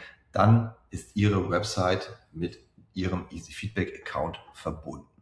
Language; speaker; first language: German; native; German